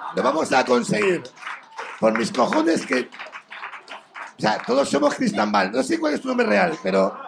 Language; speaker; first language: Spanish; native; Spanish